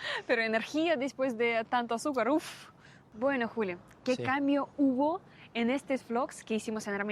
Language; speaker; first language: Spanish; non-native, fluent; Russian